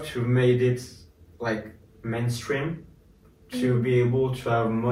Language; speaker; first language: English; non-native, learner; French